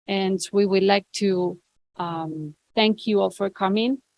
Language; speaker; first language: English; non-native, fluent; Basque